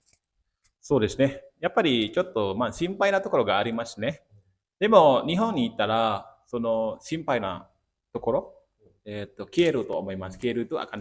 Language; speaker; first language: Japanese; non-native, fluent; Indonesian